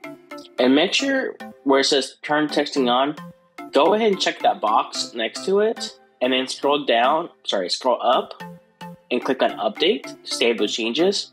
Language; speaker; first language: English; native; English